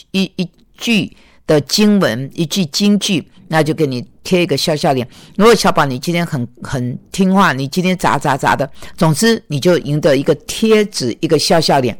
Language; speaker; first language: Chinese; native; Chinese